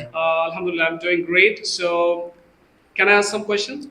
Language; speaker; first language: English; non-native, local second language; Bangla